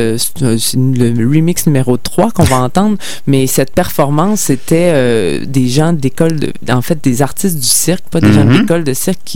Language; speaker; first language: French; native; French